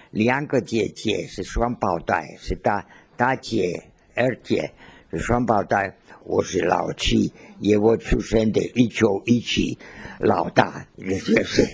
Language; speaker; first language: Chinese; non-native, learner; Spanish